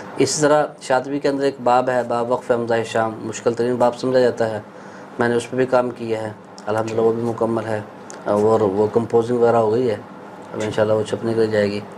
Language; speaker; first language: Urdu; non-native, local second language; Punjabi